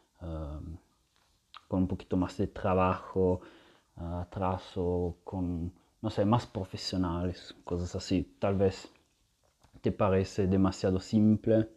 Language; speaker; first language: Spanish; non-native, fluent; Italian